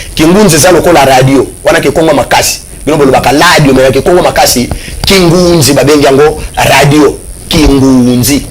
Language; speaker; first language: Lingala; non-native, local second language; Kongo